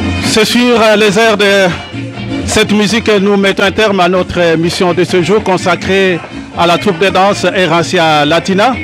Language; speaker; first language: French; native; French